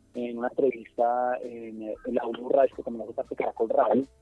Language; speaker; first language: Spanish; native; Spanish